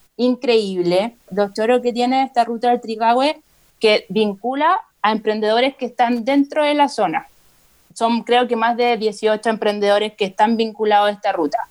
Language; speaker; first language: Spanish; native; Spanish